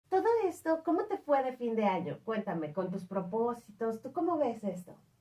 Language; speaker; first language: Spanish; native; Spanish